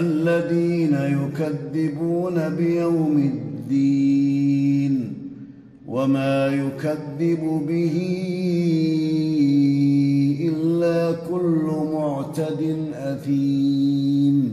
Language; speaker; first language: Arabic; native; Arabic